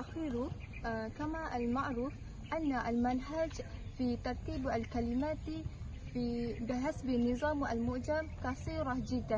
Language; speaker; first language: Arabic; non-native, learner; Malay